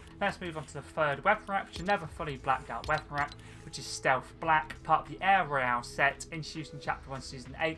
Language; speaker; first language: English; native; English